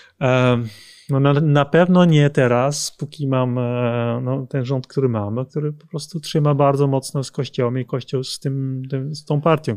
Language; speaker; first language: Polish; non-native, fluent; Dutch